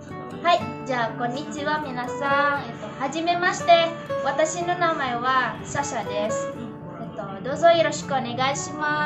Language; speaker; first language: Japanese; non-native, learner; Indonesian